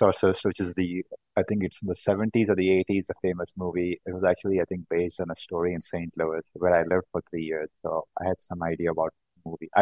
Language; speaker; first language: English; non-native, local second language; Konkani